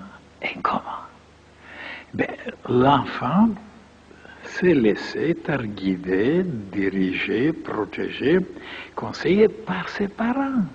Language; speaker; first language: French; non-native, fluent; Bulgarian